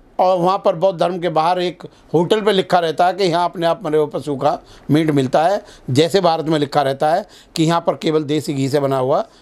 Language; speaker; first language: Hindi; native; Hindi